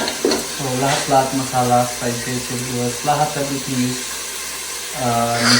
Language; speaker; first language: Filipino; non-native, learner; Hindi